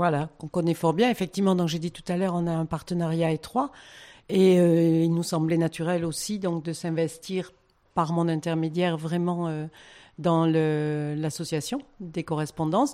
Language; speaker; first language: French; native; French